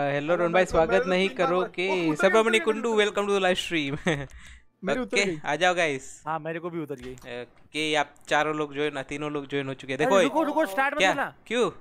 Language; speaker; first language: Hindi; non-native, local second language; Gujarati